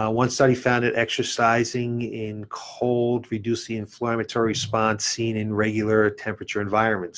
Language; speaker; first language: English; native; English